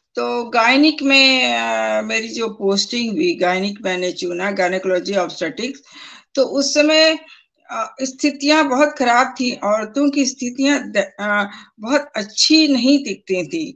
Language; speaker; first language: Hindi; native; Hindi